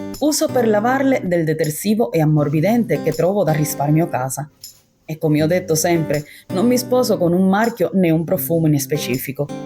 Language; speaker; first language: Italian; non-native, fluent; Spanish